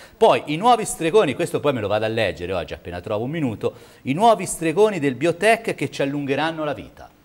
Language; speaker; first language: Italian; native; Italian